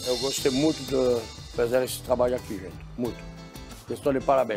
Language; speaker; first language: Portuguese; non-native, fluent; French